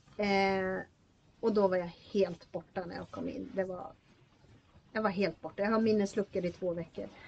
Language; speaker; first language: Swedish; native; Swedish